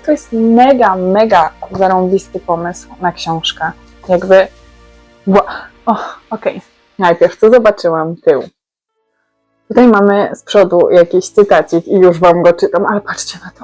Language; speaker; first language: Polish; native; Polish